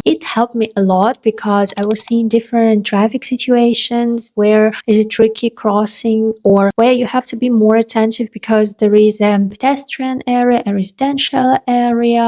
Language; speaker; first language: English; non-native, fluent; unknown